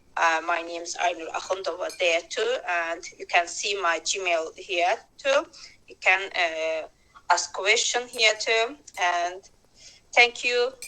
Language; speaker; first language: English; non-native, learner; Azerbaijani